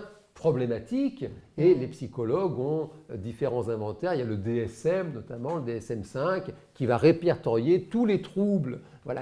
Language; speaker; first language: French; native; French